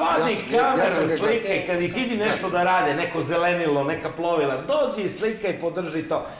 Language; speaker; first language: Serbian; native; Serbian